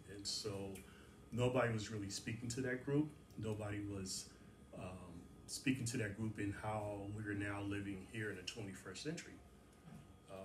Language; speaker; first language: English; native; English